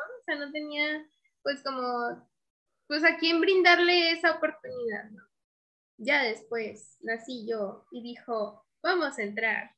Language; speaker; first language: Spanish; native; Spanish